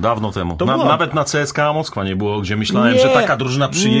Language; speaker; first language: Polish; native; Polish